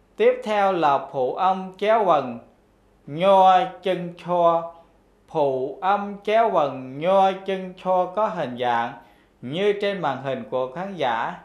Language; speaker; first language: Vietnamese; non-native, local second language; Khmer